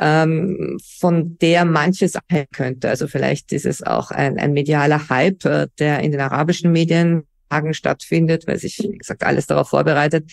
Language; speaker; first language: German; native; German